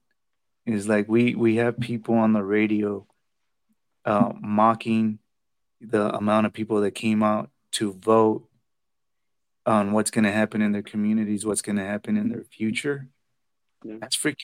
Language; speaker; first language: English; early bilingual, other home language; Spanish